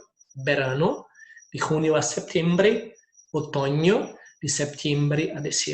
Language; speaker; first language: Spanish; non-native, fluent; Portuguese